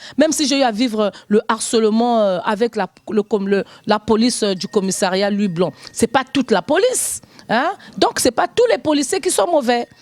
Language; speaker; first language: French; non-native, local second language; Lingala